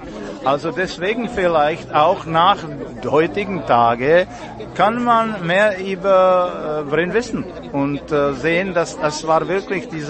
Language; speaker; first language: German; non-native, fluent; Czech